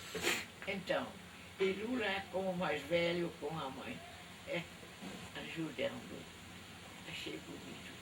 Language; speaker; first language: Portuguese; non-native, fluent; Dutch